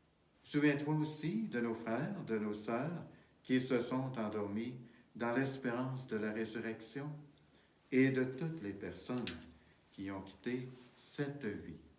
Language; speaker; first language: French; native; French